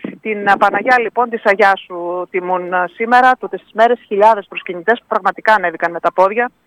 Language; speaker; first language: Greek; native; Greek